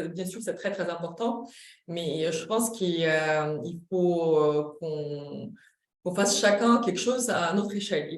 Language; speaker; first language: French; non-native, fluent; Ukrainian